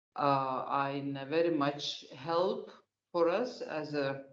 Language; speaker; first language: English; non-native, fluent; Lithuanian